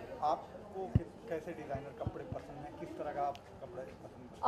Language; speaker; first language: Hindi; native; Hindi